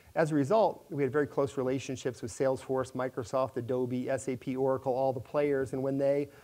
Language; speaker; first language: English; native; English